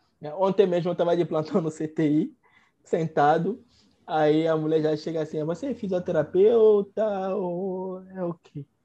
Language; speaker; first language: Portuguese; non-native, fluent; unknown